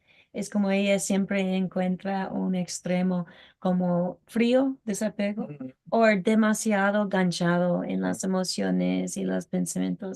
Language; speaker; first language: Spanish; non-native, learner; English